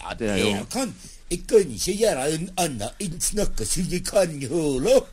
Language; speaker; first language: Norwegian; non-native, learner; Turkish